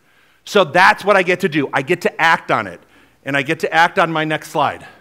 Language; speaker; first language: English; native; English